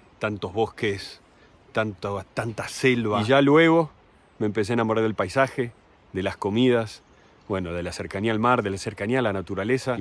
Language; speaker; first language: Spanish; native; Spanish